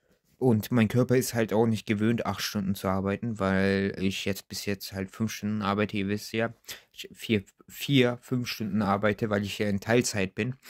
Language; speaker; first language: German; early bilingual, other home language; Turkish